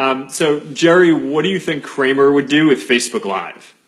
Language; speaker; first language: English; native; English